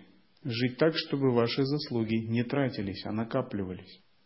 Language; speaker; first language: Russian; native; Russian